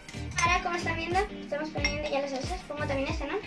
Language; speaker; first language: Spanish; early bilingual, heritage; Spanish